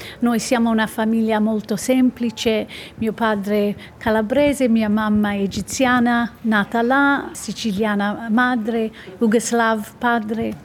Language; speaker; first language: Italian; early bilingual, heritage; Italian